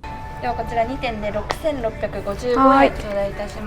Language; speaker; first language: Japanese; native; Japanese